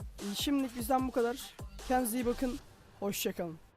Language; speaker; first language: Turkish; native; Turkish